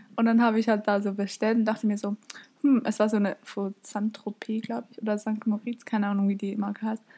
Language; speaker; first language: German; native; German